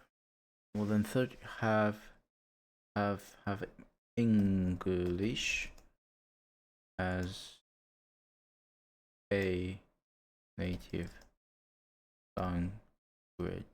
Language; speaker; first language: English; non-native, learner; Japanese